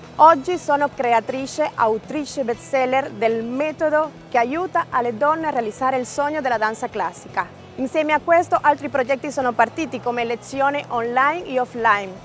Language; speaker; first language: Italian; non-native, fluent; Spanish